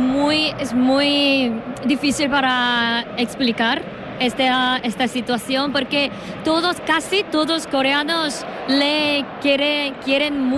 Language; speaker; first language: Spanish; non-native, learner; Korean